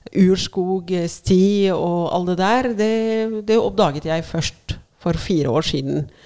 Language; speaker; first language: Norwegian; non-native, fluent; Arabic